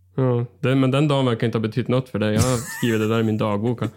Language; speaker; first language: Swedish; native; Swedish